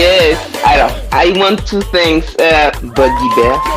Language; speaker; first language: English; non-native, learner; French